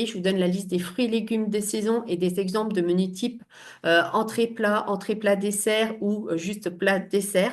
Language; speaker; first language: French; native; French